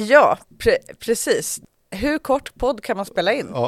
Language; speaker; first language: Swedish; native; Swedish